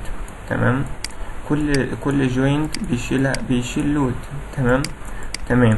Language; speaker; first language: Arabic; native; Arabic